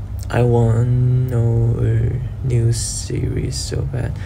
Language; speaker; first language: English; non-native, learner; Thai